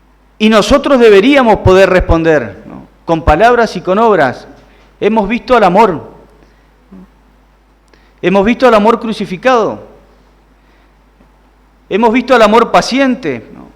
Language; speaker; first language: Spanish; native; Spanish